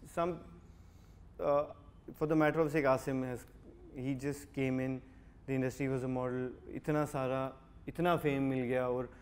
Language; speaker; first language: Hindi; native; Hindi